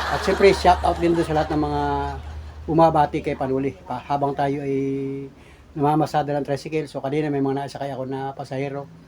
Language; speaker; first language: Filipino; native; Filipino